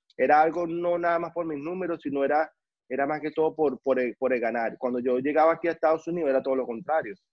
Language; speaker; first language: Spanish; native; Spanish